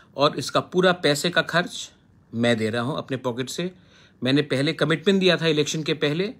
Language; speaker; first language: Hindi; non-native, local second language; Kok Borok